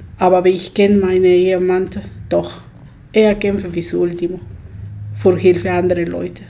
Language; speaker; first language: German; non-native, learner; Spanish